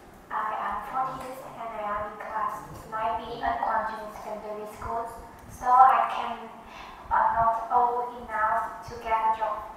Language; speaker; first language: English; non-native, learner; Vietnamese